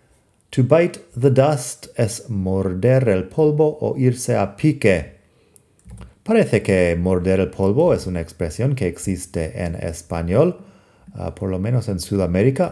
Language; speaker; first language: Spanish; non-native, fluent; English